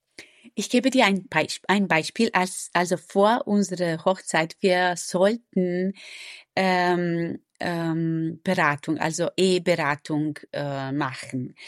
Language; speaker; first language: German; non-native, fluent; Romanian